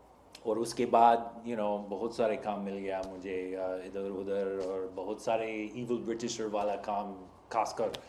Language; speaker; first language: Hindi; non-native, fluent; English